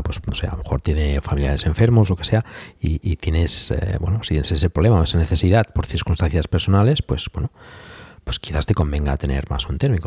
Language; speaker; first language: Spanish; native; Spanish